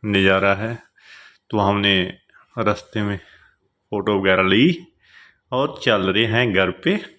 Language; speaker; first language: Hindi; non-native, local second language; Punjabi